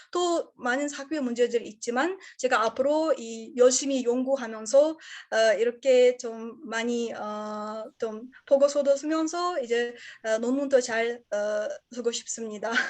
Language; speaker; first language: Korean; non-native, learner; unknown